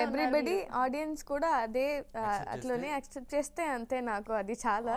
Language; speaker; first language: Telugu; non-native, learner; Tamil